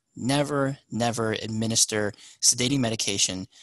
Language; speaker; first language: English; native; English